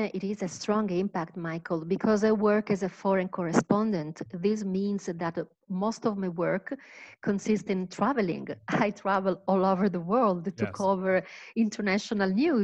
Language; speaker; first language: English; non-native, fluent; Italian